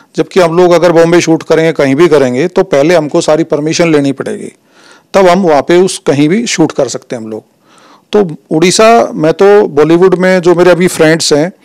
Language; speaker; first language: Hindi; native; Hindi